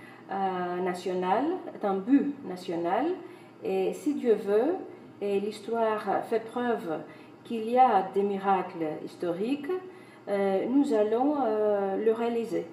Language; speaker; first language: French; non-native, fluent; Greek